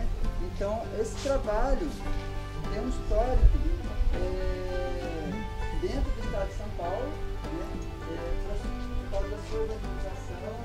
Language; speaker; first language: Portuguese; native; Portuguese